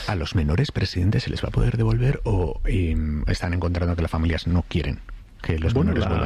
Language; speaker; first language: Spanish; native; Spanish